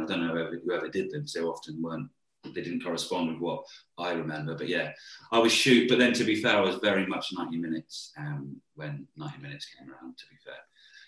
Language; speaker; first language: English; native; English